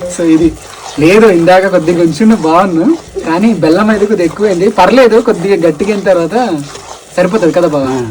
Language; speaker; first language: Telugu; non-native, local second language; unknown